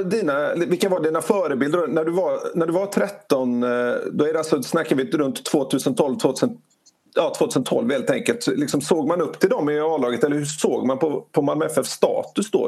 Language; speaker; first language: Swedish; native; Swedish